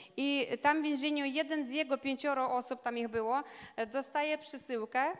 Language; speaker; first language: Polish; non-native, learner; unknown